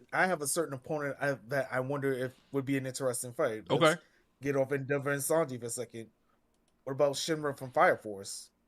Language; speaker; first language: English; native; English